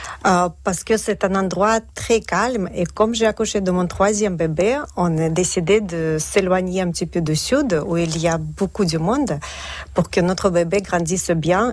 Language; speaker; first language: French; non-native, fluent; Russian